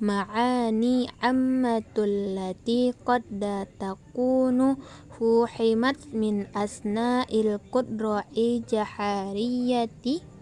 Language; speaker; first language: Arabic; non-native, learner; Indonesian